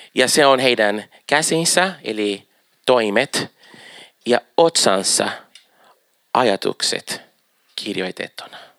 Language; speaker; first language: Finnish; non-native, fluent; Portuguese